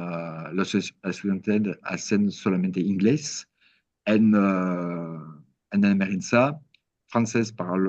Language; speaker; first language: Spanish; non-native, learner; French